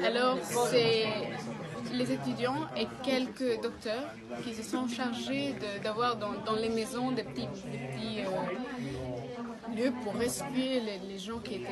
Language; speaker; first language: French; early bilingual, heritage; Spanish